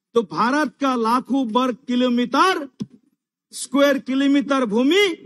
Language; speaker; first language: Hindi; non-native, local second language; Assamese